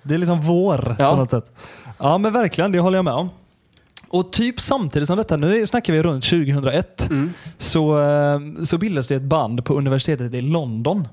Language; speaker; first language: Swedish; native; Swedish